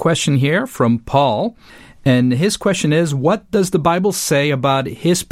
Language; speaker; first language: English; non-native, fluent; French